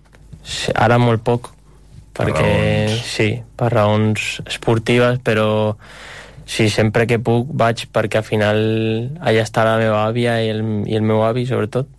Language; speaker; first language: Catalan; non-native, local second language; Spanish